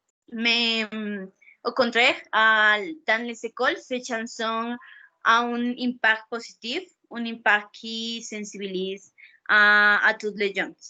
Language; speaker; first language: French; non-native, learner; Spanish